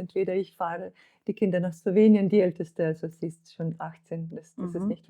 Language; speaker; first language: German; non-native, fluent; Slovenian